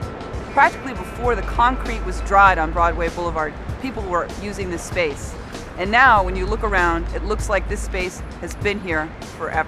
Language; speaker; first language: English; native; English